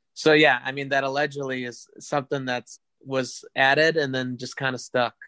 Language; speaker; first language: English; native; English